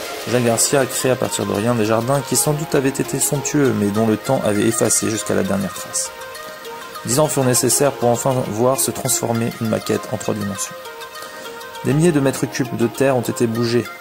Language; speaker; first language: French; native; French